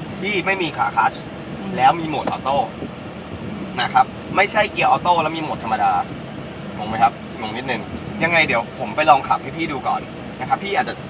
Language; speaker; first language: Thai; native; Thai